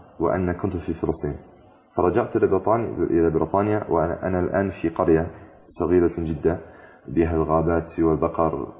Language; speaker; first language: Arabic; non-native, fluent; English